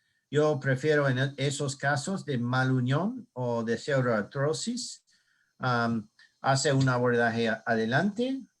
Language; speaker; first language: Spanish; non-native, learner; English